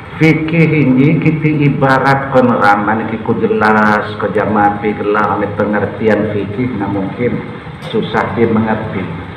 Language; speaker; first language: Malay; non-native, local second language; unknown